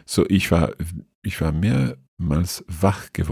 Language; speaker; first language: German; non-native, fluent; English